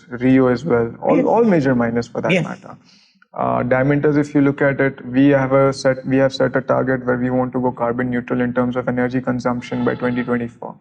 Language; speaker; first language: English; non-native, local second language; Gujarati